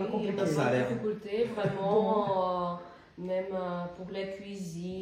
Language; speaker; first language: French; non-native, learner; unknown